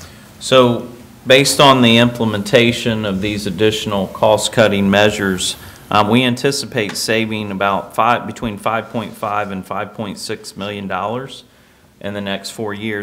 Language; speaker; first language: English; native; English